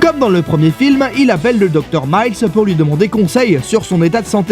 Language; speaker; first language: French; native; French